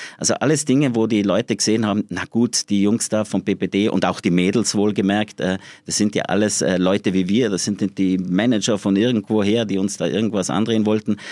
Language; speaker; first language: German; native; German